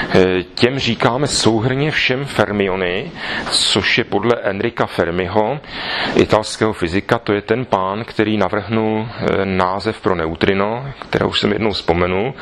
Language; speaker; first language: Czech; native; Czech